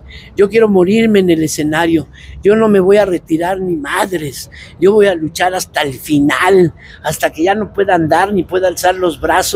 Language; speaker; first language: Spanish; native; Spanish